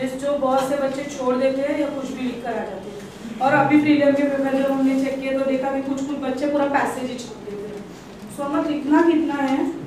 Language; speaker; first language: Hindi; non-native, local second language; Marathi